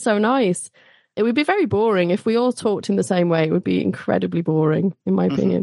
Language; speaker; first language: English; native; English